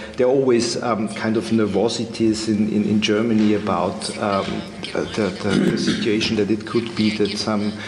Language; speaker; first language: English; non-native, fluent; German